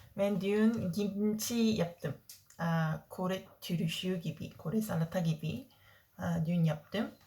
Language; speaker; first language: Turkish; non-native, learner; Korean